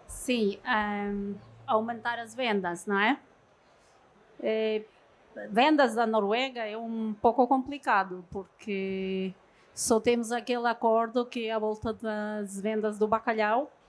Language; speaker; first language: Portuguese; non-native, fluent; Norwegian